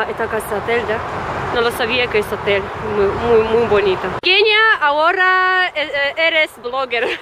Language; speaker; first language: Spanish; non-native, fluent; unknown